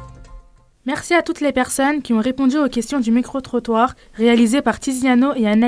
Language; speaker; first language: French; native; French